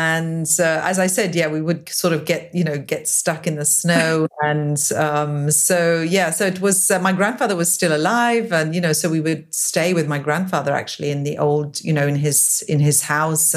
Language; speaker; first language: English; native; English